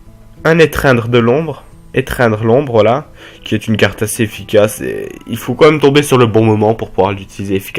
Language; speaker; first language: French; native; French